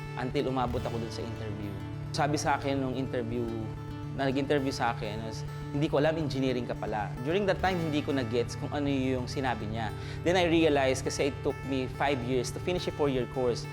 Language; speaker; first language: Filipino; native; Filipino